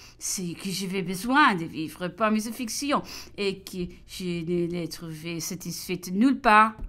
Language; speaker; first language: French; non-native, fluent; English